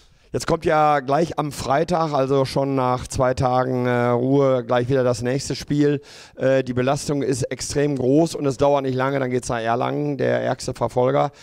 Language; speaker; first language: German; native; German